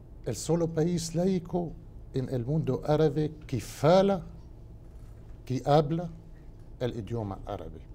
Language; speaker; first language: Spanish; non-native, learner; Arabic